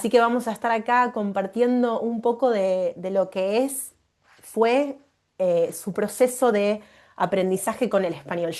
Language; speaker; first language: Spanish; native; Spanish